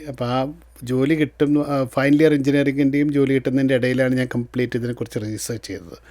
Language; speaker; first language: Malayalam; early bilingual, heritage; Malayalam